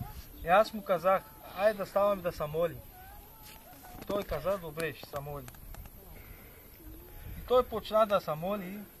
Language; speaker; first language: Bulgarian; non-native, local second language; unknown